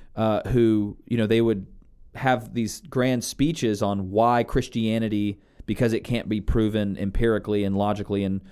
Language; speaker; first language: English; native; English